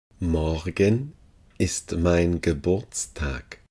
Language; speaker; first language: German; non-native, fluent; Uzbek